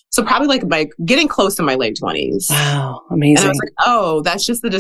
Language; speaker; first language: English; native; English